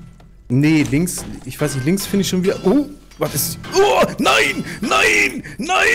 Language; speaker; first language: German; native; German